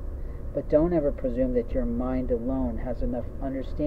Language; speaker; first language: English; native; English